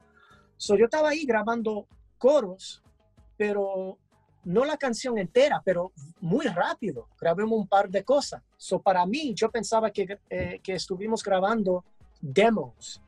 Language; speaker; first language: Spanish; early bilingual, heritage; English